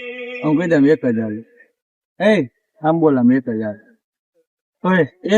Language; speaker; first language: Hindi; non-native, local second language; Gujarati